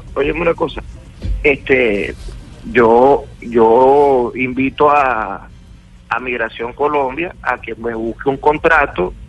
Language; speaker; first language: Spanish; native; Spanish